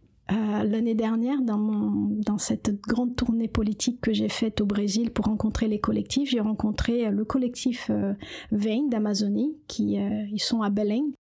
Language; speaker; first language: French; non-native, fluent; Portuguese